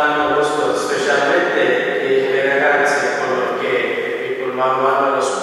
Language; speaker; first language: Italian; non-native, fluent; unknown